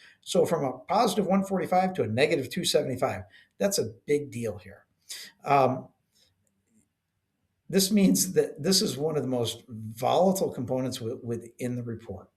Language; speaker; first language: English; native; English